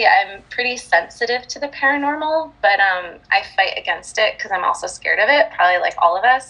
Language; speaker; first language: English; native; English